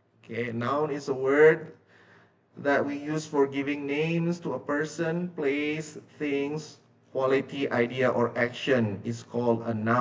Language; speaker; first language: English; non-native, fluent; Indonesian